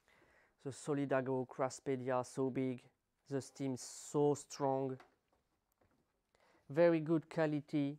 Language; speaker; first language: English; non-native, learner; French